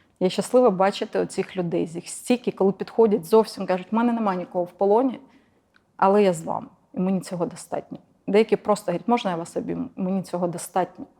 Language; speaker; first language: Ukrainian; non-native, local second language; Russian